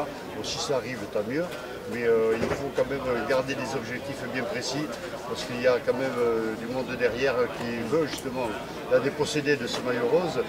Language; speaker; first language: French; native; French